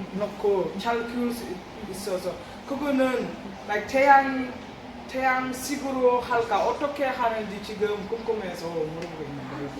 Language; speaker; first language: Korean; non-native, learner; Wolof